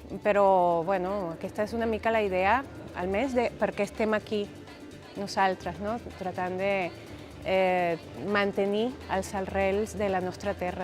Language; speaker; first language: Catalan; non-native, fluent; Spanish